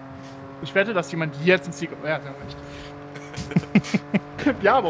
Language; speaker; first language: German; native; German